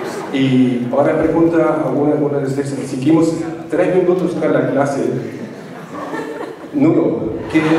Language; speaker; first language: Spanish; non-native, fluent; German